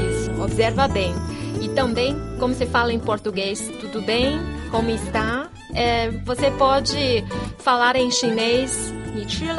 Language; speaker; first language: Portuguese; non-native, fluent; Chinese